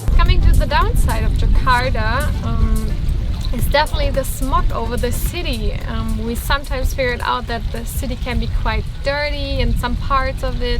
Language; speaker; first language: English; non-native, fluent; German